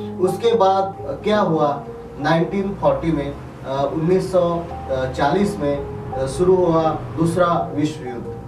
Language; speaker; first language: Hindi; non-native, local second language; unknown